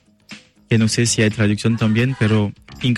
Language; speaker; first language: Spanish; non-native, learner; French